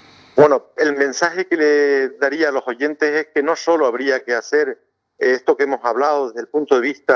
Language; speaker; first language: Spanish; native; Spanish